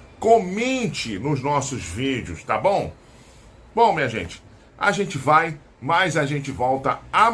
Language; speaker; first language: Portuguese; native; Portuguese